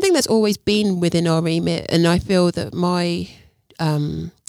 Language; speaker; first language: English; native; English